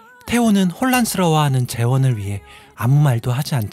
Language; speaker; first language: Korean; native; Korean